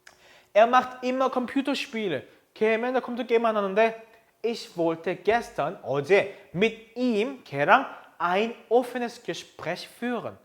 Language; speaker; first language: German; non-native, fluent; Korean